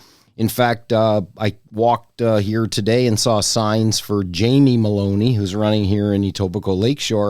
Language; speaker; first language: English; native; English